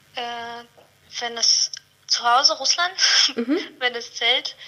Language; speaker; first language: German; non-native, fluent; Russian